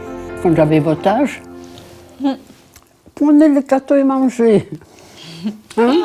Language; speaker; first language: French; non-native, fluent; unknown